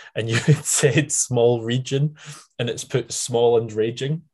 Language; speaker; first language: English; native; English